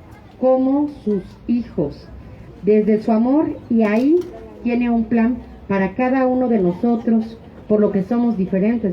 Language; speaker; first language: Spanish; native; Spanish